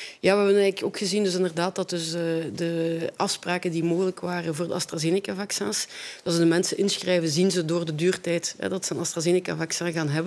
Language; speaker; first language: Dutch; native; Dutch